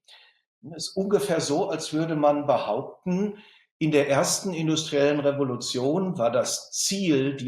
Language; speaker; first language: German; native; German